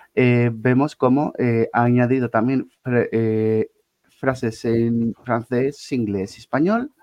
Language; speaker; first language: Spanish; native; Spanish